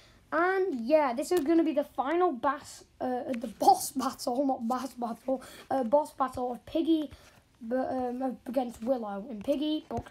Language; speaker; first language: English; native; English